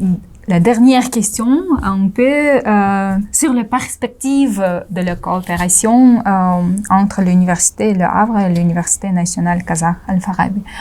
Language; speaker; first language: French; non-native, fluent; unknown